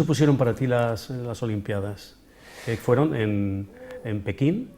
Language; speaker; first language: Spanish; native; Spanish